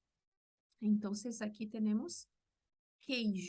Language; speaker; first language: Spanish; non-native, fluent; Portuguese